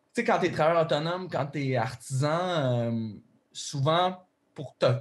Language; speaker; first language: French; native; French